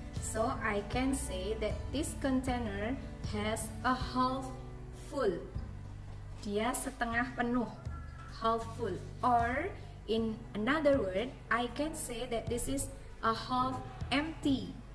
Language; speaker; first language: English; non-native, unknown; Indonesian